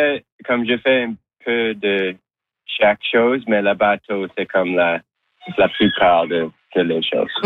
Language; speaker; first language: French; non-native, learner; English